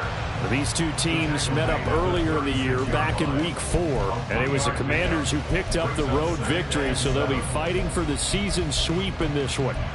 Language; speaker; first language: English; native; English